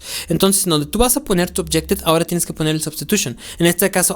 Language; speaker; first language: Spanish; native; Spanish